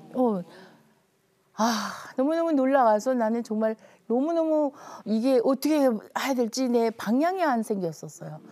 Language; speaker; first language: Korean; native; Korean